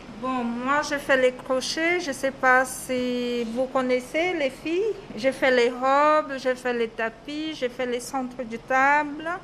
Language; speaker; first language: French; non-native, learner; Portuguese